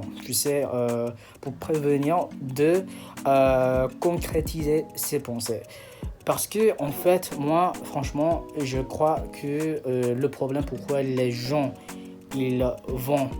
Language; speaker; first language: French; non-native, fluent; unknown